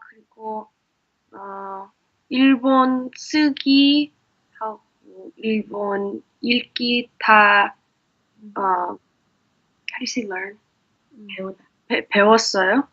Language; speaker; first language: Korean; non-native, learner; English